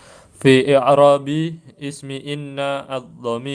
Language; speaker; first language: Arabic; non-native, learner; Indonesian